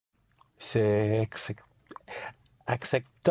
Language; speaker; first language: French; non-native, learner; English